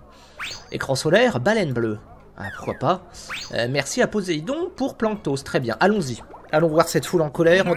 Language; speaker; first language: French; native; French